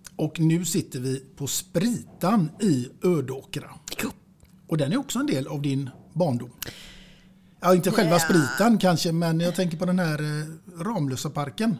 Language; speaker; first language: Swedish; native; Swedish